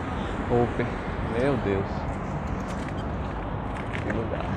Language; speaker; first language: Portuguese; native; Portuguese